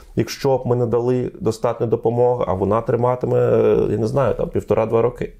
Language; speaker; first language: Ukrainian; non-native, fluent; Russian